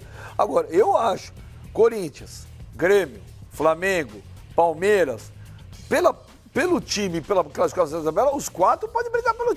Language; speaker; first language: Portuguese; native; Portuguese